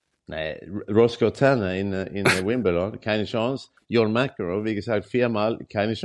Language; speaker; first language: German; non-native, learner; Swedish